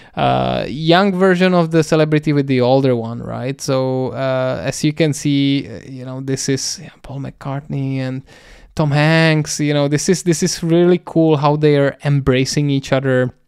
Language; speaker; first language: English; non-native, fluent; Czech